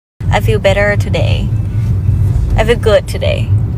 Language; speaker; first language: English; non-native, learner; Thai